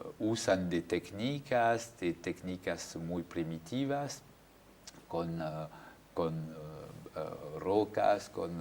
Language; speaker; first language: Spanish; non-native, fluent; French